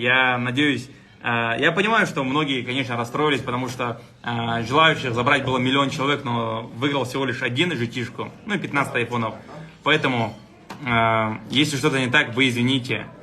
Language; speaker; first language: Russian; native; Russian